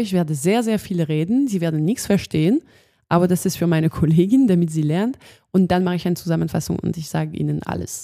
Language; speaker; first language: German; non-native, fluent; French